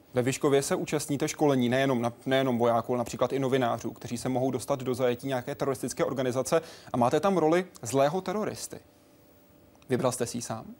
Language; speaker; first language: Czech; native; Czech